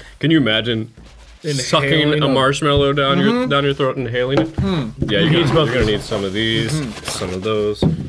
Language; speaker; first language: English; native; English